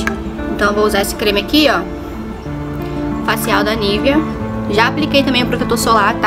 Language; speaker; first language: Portuguese; native; Portuguese